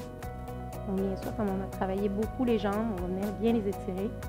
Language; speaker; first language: French; native; French